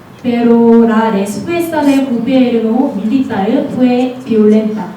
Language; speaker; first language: Spanish; non-native, learner; Korean